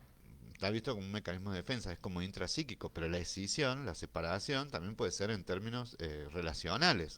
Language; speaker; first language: Spanish; native; Spanish